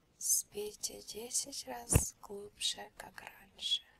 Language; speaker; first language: Russian; early bilingual, heritage; Russian